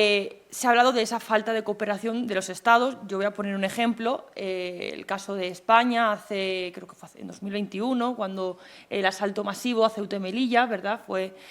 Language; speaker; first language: Spanish; native; Spanish